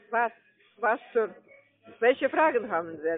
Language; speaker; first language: German; non-native, fluent; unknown